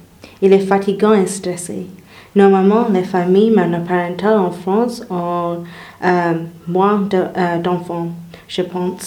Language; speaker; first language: French; non-native, learner; English